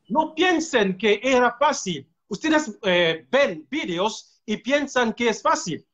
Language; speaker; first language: Spanish; non-native, fluent; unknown